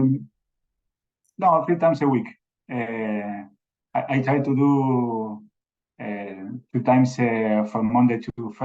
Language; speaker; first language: English; non-native, learner; Spanish